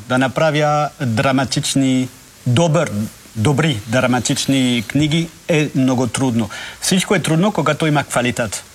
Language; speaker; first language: Bulgarian; non-native, learner; French